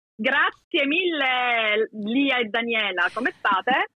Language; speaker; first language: Italian; native; Italian